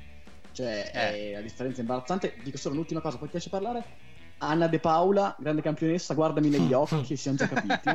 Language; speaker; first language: Italian; native; Italian